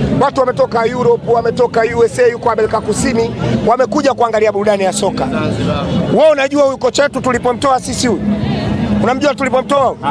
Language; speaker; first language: Swahili; native; Swahili